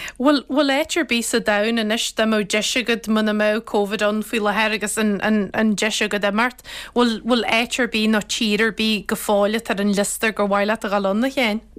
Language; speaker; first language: Irish; native; Irish